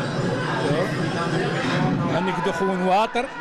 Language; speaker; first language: Dutch; non-native, learner; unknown